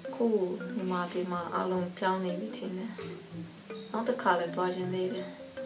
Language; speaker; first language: Burmese; non-native, learner; Russian